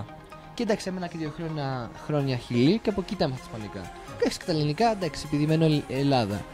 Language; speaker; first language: Greek; early bilingual, heritage; English